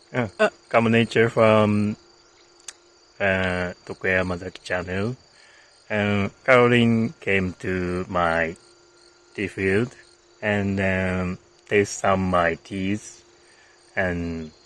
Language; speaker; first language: English; non-native, learner; Japanese